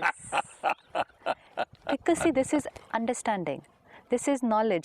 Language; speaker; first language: English; non-native, local second language; Hindi